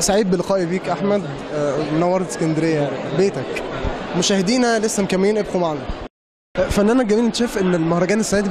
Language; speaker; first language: Arabic; native; Arabic